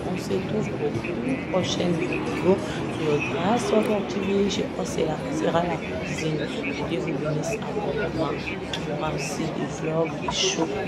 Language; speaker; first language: French; non-native, local second language; Lingala